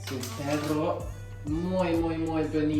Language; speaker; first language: Spanish; non-native, learner; English